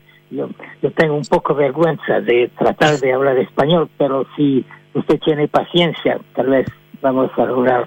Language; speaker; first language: Spanish; non-native, fluent; French